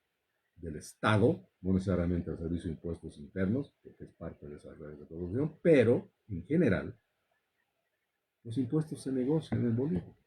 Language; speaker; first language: Spanish; native; Spanish